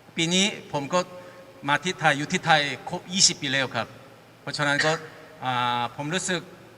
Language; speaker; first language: Thai; non-native, fluent; Korean